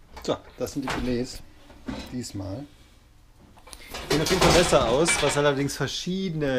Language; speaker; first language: German; native; German